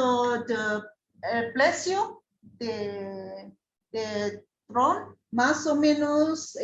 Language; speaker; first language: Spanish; non-native, fluent; Chinese